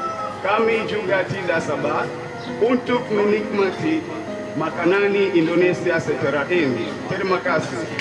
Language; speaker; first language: Indonesian; non-native, learner; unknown